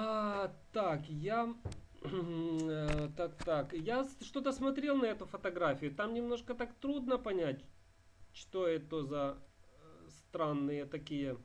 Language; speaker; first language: Russian; native; Russian